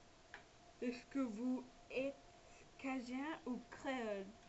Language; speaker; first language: French; non-native, learner; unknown